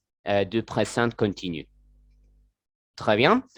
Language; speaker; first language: French; non-native, learner; Spanish